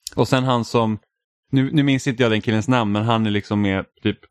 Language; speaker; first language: Swedish; native; Swedish